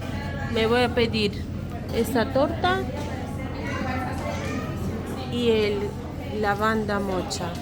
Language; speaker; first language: Spanish; non-native, learner; Russian